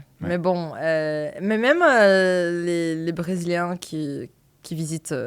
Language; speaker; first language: French; non-native, learner; Portuguese